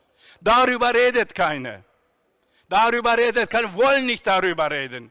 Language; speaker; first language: German; non-native, fluent; Turkish